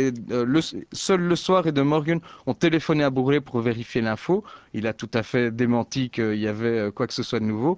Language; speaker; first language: French; native; French